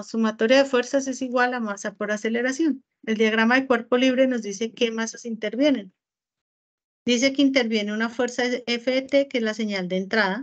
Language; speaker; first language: Spanish; native; Spanish